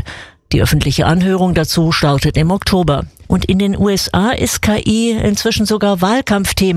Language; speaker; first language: German; native; German